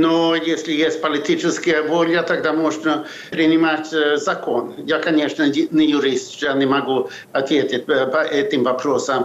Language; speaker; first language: Russian; non-native, fluent; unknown